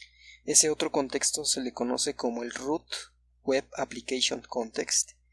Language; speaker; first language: Spanish; native; Spanish